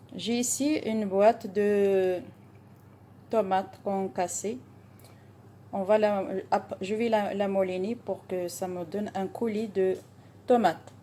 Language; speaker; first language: French; non-native, local second language; Arabic